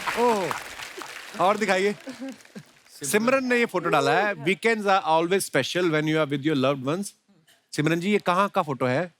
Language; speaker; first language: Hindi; non-native, local second language; Punjabi